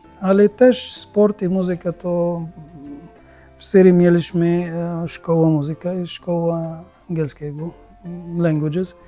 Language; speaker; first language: Polish; non-native, learner; Arabic